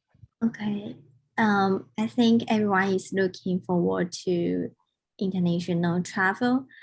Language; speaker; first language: English; non-native, learner; Chinese